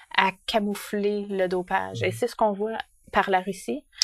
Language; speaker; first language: French; native; French